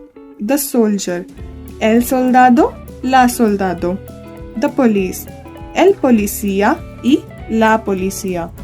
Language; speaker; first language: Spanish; non-native, learner; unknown